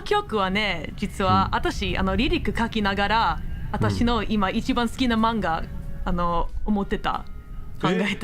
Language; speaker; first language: Japanese; non-native, learner; English